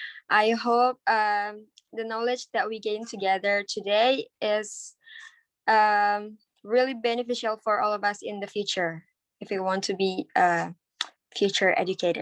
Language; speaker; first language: English; non-native, learner; Indonesian